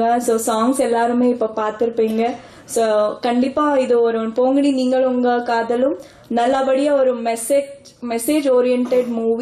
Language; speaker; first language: Tamil; non-native, local second language; Kannada